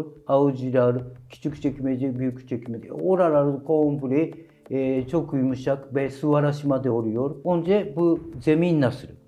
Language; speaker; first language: Turkish; non-native, fluent; Japanese